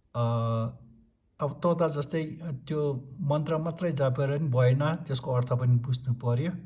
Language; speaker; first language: Nepali; non-native, local second language; Tibetan